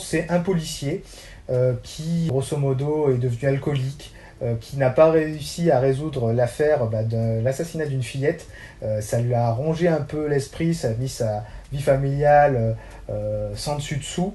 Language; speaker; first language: French; native; French